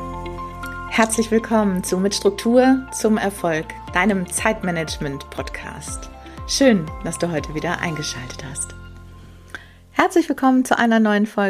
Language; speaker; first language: German; native; German